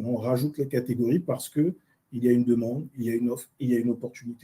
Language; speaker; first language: French; native; French